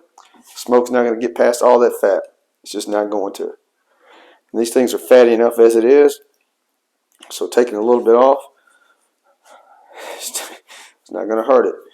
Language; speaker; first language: English; native; English